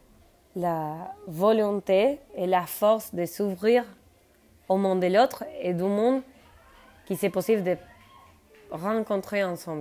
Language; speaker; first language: French; non-native, fluent; Spanish